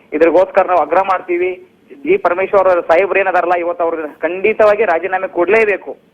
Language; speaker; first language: Kannada; native; Kannada